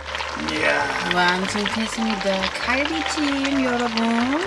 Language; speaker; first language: Korean; non-native, fluent; German